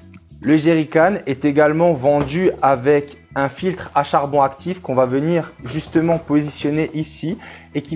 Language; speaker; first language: French; native; French